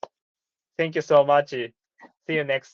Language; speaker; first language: English; non-native, learner; Japanese